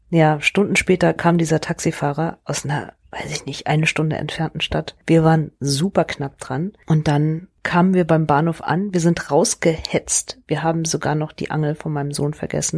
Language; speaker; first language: German; native; German